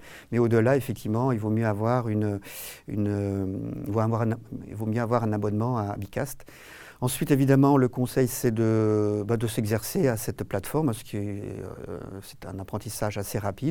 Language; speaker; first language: French; native; French